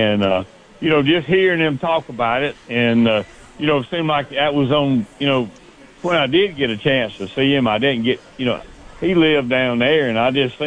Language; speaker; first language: English; native; English